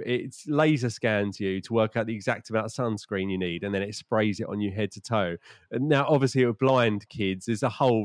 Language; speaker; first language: English; native; English